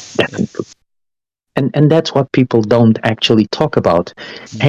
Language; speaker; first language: English; non-native, fluent; Portuguese